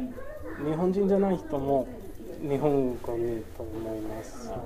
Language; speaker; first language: Japanese; non-native, learner; English